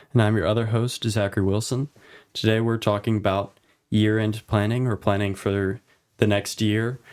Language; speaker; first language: English; native; English